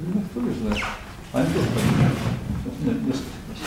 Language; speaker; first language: Russian; native; Russian